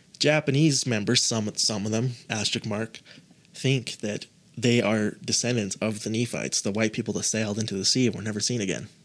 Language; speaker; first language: English; native; English